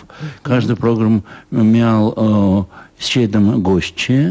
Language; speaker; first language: Polish; non-native, fluent; Russian